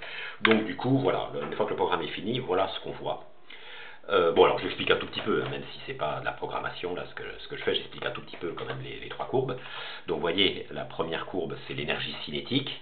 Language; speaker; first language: French; native; French